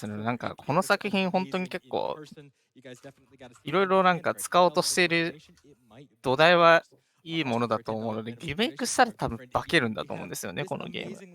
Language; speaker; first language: Japanese; native; Japanese